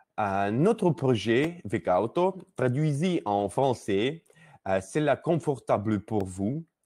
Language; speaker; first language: French; non-native, learner; Russian